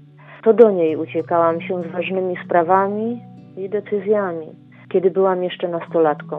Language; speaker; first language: Polish; native; Polish